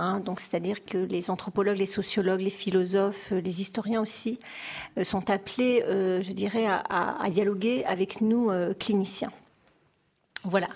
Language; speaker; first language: French; native; French